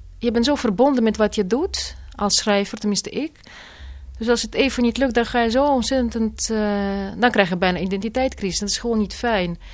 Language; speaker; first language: Dutch; non-native, fluent; Russian